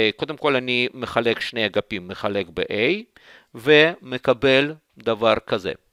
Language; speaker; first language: Hebrew; non-native, fluent; Russian